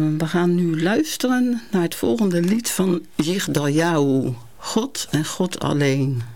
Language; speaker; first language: Dutch; native; Dutch